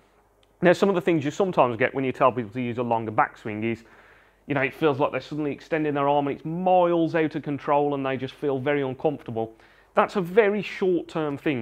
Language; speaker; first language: English; native; English